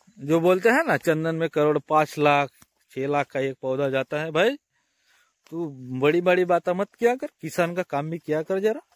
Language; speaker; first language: Hindi; non-native, local second language; Marathi